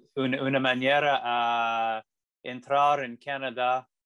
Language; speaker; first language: Spanish; non-native, learner; English